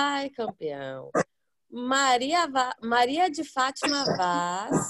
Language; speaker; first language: Portuguese; native; Portuguese